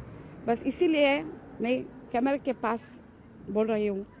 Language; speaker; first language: Hindi; early bilingual, heritage; Hindi